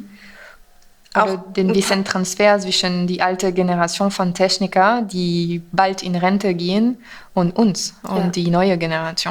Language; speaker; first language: German; non-native, fluent; French